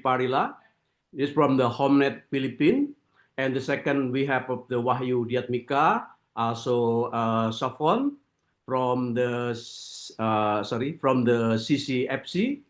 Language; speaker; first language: English; non-native, learner; Indonesian